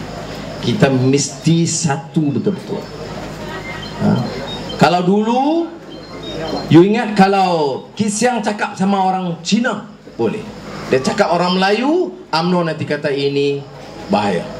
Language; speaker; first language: Malay; native; Malay